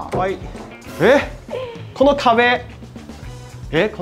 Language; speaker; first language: Japanese; non-native, fluent; Chinese